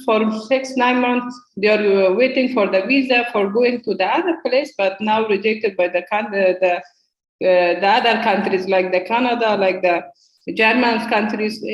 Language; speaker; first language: English; non-native, learner; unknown